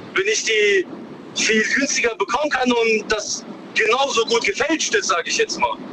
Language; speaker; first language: German; non-native, fluent; Chinese